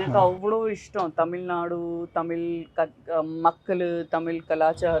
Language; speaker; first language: Tamil; non-native, fluent; Gujarati